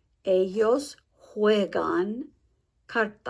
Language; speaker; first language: Spanish; non-native, fluent; English